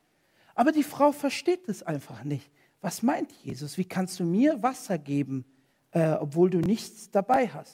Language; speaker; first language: German; non-native, fluent; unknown